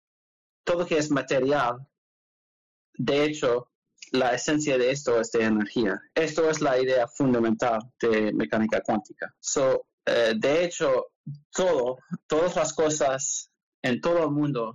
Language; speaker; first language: Spanish; non-native, learner; English